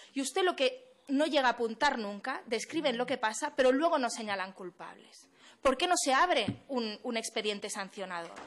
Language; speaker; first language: Spanish; non-native, local second language; Catalan